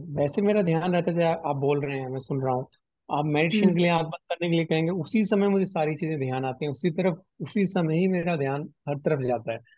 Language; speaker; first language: Hindi; native; Hindi